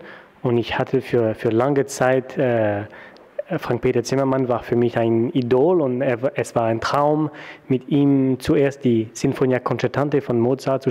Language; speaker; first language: German; non-native, fluent; French